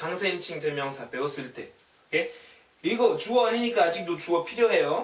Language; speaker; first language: Korean; non-native, fluent; French